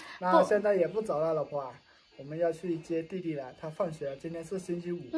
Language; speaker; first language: Chinese; native; Chinese